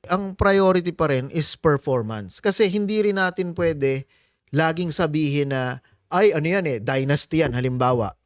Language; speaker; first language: Filipino; native; Filipino